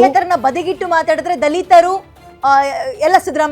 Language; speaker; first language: Kannada; native; Kannada